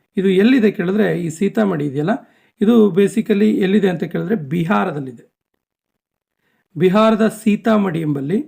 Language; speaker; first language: Kannada; native; Kannada